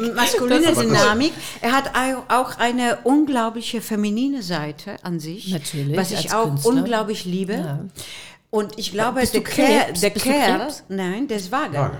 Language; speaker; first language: German; non-native, fluent; Polish